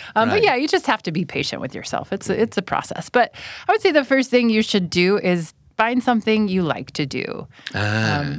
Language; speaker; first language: English; native; English